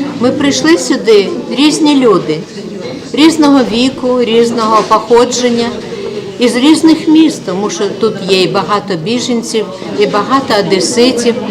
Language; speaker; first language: Ukrainian; non-native, local second language; Russian